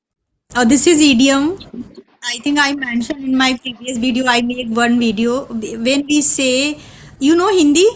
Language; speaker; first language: English; non-native, learner; Hindi